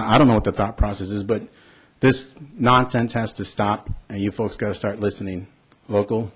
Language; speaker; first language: English; early bilingual, other home language; Spanish